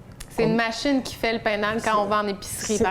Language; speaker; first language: French; native; French